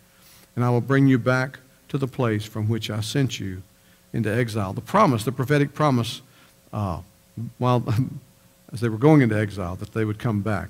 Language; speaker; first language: English; native; English